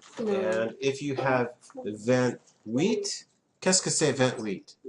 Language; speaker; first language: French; non-native, fluent; English